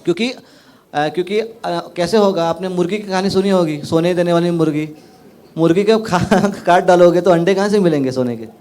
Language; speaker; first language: Hindi; non-native, local second language; Marathi